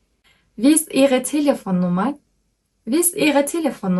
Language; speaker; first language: German; non-native, fluent; Kyrgyz